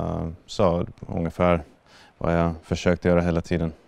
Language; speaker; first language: Swedish; non-native, fluent; Finnish